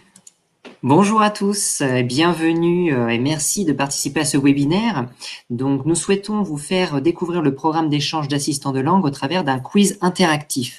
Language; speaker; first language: French; native; French